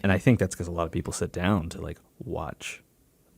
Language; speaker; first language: English; native; English